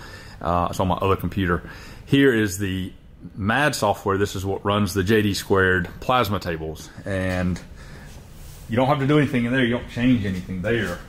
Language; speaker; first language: English; native; English